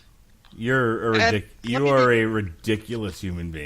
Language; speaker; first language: English; native; English